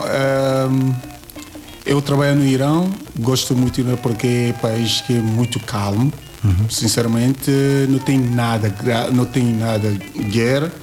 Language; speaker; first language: Portuguese; non-native, learner; Yoruba